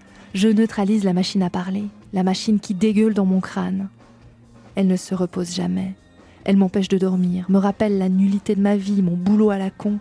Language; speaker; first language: French; native; French